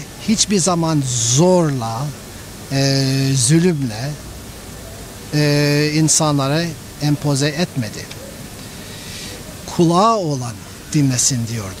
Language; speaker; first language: Turkish; non-native, fluent; English